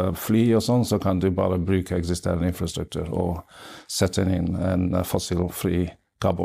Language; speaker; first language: Norwegian; non-native, fluent; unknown